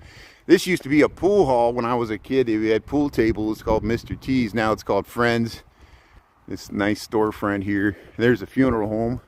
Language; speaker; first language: English; native; English